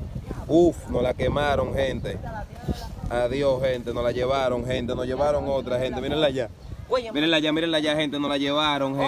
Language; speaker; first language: Spanish; native; Spanish